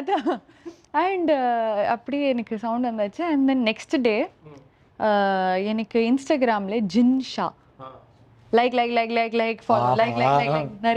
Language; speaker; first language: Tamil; early bilingual, heritage; Tamil